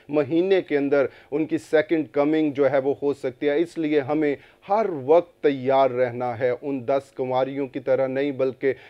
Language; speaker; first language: Urdu; non-native, local second language; Punjabi